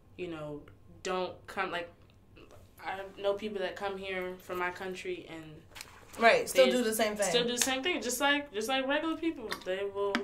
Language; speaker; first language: English; early bilingual, other home language; Haitian Creole